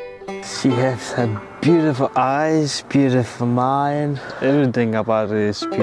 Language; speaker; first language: English; non-native, learner; Kalaallisut